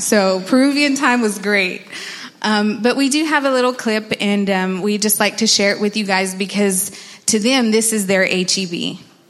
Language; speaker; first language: English; native; English